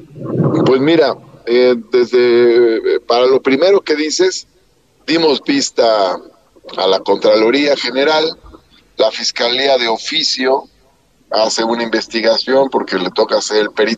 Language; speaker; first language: Spanish; native; Spanish